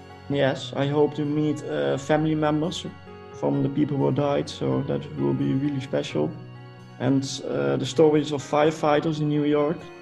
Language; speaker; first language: English; non-native, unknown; Dutch